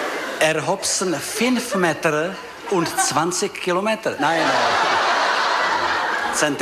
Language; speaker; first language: German; non-native, learner; Czech